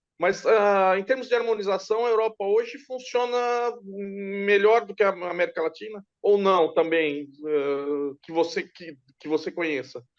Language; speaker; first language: Portuguese; native; Portuguese